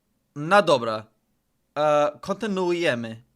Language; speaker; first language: Polish; non-native, learner; English